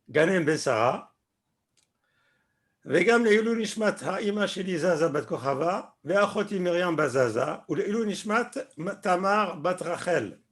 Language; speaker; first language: Hebrew; non-native, fluent; French